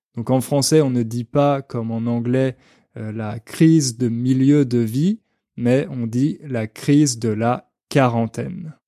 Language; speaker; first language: French; native; French